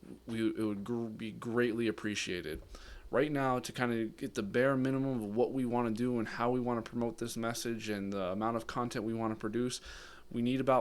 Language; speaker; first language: English; native; English